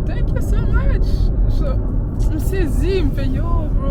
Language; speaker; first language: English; non-native, learner; Haitian Creole